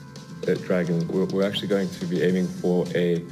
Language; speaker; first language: English; native; English